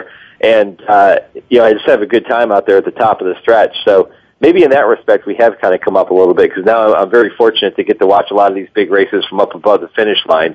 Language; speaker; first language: English; native; English